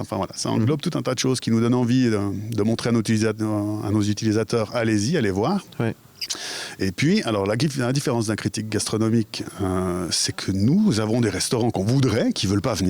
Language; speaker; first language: French; native; French